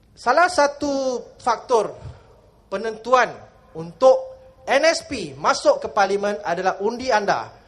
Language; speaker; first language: Malay; native; Malay